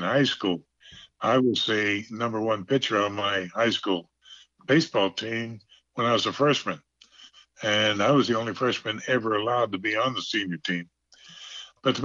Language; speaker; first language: English; native; English